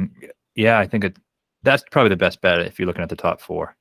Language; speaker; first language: English; native; English